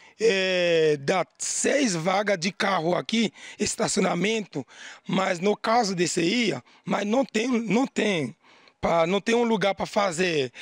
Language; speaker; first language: Portuguese; non-native, learner; Haitian Creole